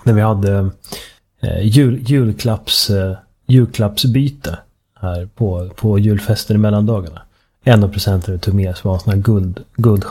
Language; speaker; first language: Swedish; native; Swedish